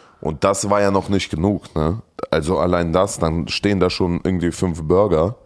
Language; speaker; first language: German; early bilingual, other home language; Russian